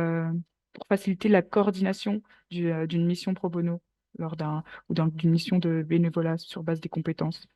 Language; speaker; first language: French; native; French